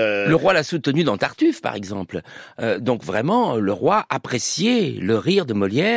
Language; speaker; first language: French; native; French